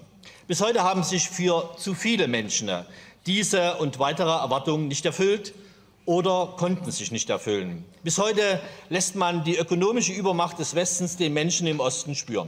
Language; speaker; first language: German; native; German